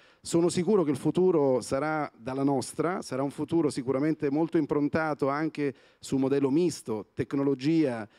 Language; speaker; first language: Italian; native; Italian